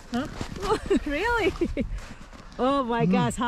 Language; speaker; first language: English; non-native, learner; Indonesian